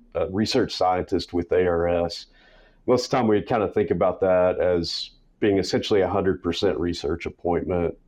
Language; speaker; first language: English; native; English